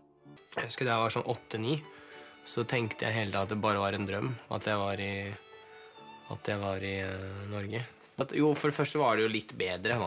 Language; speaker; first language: Norwegian; early bilingual, other home language; Russian